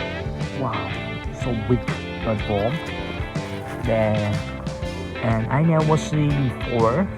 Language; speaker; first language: English; non-native, learner; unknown